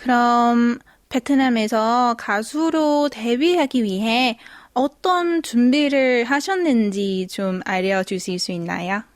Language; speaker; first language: Korean; non-native, fluent; Vietnamese